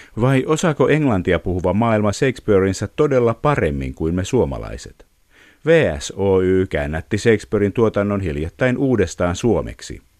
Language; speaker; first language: Finnish; native; Finnish